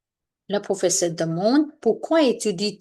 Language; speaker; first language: French; non-native, fluent; Hindi